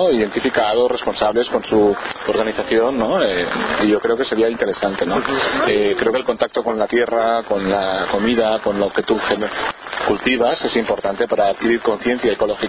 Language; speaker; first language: Spanish; native; Spanish